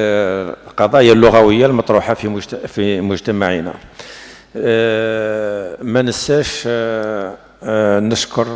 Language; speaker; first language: Arabic; non-native, local second language; Kabyle